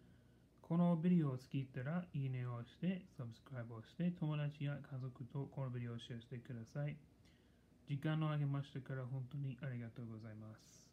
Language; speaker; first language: Japanese; non-native, learner; English